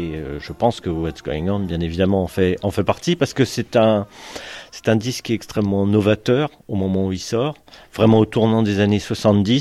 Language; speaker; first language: French; native; French